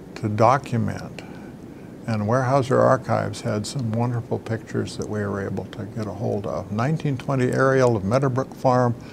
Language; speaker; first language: English; native; English